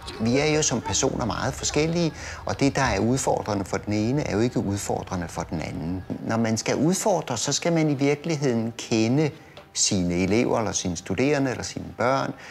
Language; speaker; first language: Danish; native; Danish